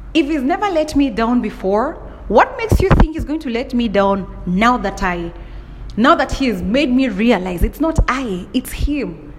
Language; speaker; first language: English; non-native, local second language; Kikuyu